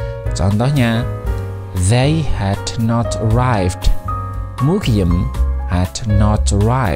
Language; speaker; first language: English; non-native, fluent; Indonesian